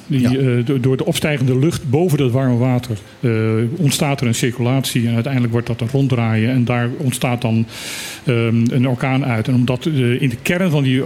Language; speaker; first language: Dutch; non-native, local second language; Papiamento